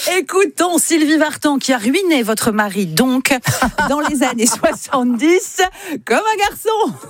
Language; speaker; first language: French; native; French